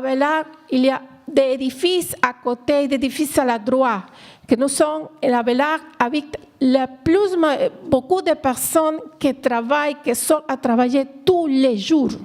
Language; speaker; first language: French; non-native, learner; Spanish